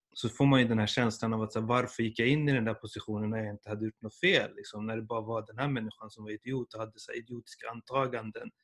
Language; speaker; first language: Swedish; early bilingual, other home language; Persian